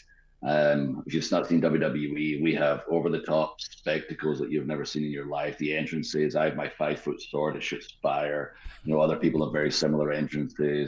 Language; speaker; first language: English; native; English